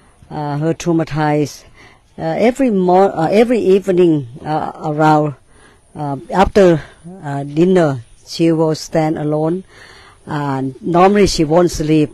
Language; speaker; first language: English; non-native, learner; Thai